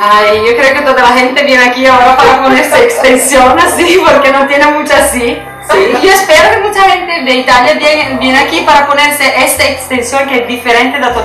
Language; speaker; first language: Spanish; non-native, learner; Italian